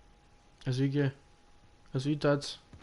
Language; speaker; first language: German; native; German